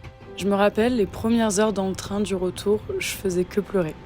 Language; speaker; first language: French; native; French